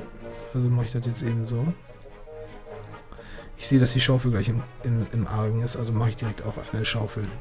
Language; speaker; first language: German; native; German